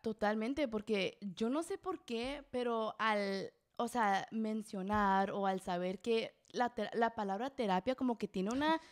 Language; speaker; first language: Spanish; early bilingual, heritage; Spanish